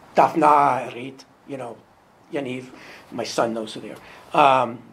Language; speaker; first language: English; native; English